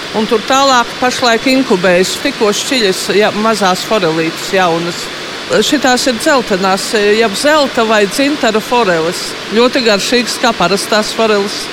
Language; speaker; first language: Latvian; native; Latvian